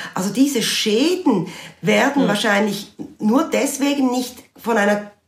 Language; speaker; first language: German; native; German